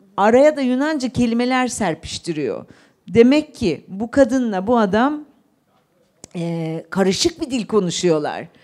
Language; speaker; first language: Turkish; native; Turkish